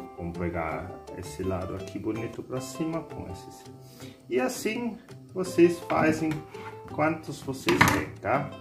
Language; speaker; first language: Portuguese; non-native, learner; German